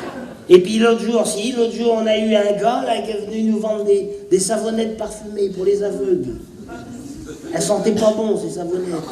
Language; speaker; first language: French; native; French